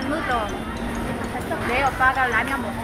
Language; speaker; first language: Korean; non-native, learner; Vietnamese